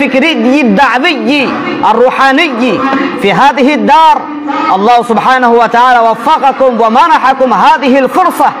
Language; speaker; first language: Arabic; non-native, fluent; Urdu